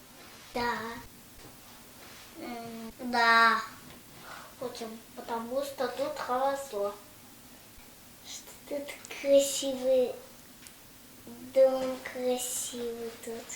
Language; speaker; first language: Russian; non-native, local second language; Yakut